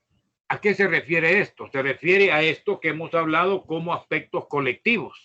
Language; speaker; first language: Spanish; native; Spanish